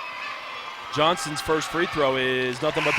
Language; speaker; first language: English; native; English